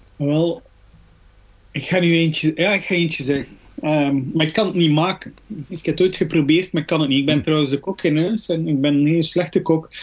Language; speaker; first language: Dutch; native; Dutch